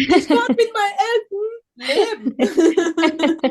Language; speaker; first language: German; non-native, learner; Persian